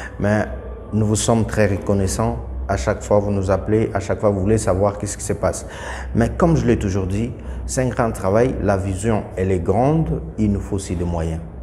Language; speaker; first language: French; non-native, local second language; Lingala